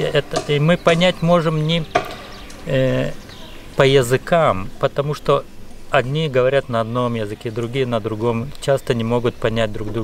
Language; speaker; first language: Russian; non-native, fluent; Lithuanian